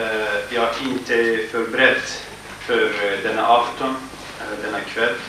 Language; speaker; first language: Swedish; non-native, fluent; Kurdish